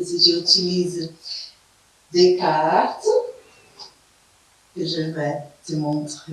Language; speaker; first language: French; non-native, fluent; Portuguese